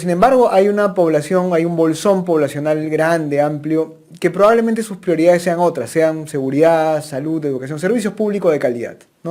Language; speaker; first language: Spanish; native; Spanish